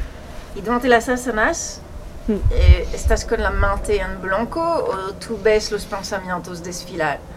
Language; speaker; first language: Spanish; non-native, fluent; French